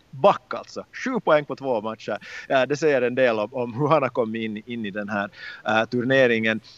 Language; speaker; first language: Swedish; native; Swedish